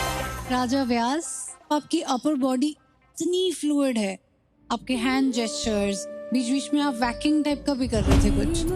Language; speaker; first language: Hindi; native; Hindi